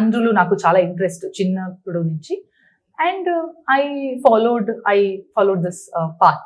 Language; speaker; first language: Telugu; non-native, learner; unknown